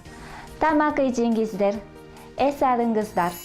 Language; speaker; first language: Kyrgyz; non-native, learner; Japanese